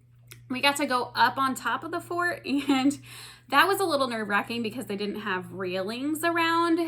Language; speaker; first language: English; native; English